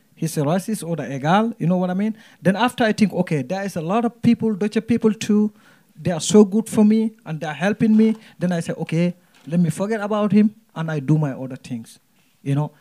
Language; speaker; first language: English; non-native, local second language; Wolof